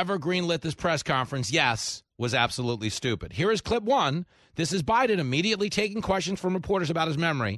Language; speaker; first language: English; native; English